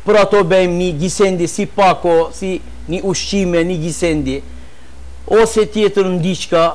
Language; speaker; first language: Albanian; early bilingual, heritage; Albanian